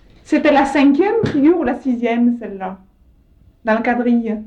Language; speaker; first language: French; native; French